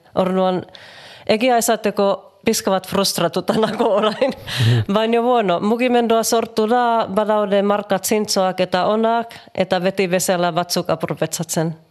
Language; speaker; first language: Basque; non-native, learner; Finnish